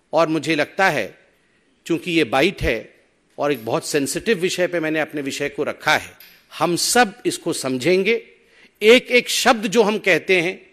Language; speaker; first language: Hindi; non-native, local second language; Odia